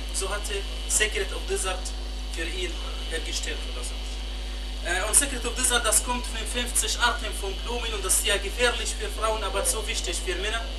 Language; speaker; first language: German; non-native, fluent; Arabic